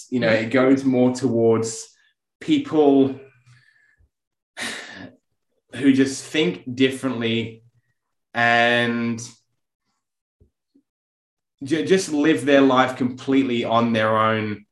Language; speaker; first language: English; native; English